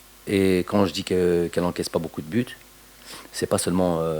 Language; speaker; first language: French; native; French